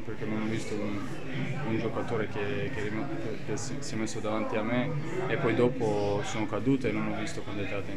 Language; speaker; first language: Italian; non-native, learner; Serbian